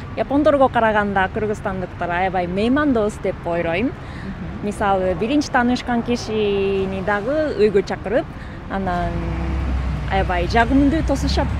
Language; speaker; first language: Kyrgyz; non-native, learner; Japanese